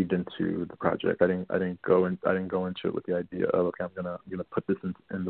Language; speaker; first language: English; native; English